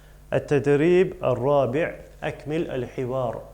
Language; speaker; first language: Arabic; non-native, fluent; English